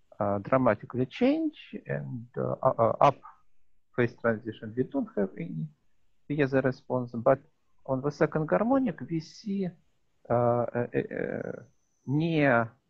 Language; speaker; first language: English; non-native, learner; Russian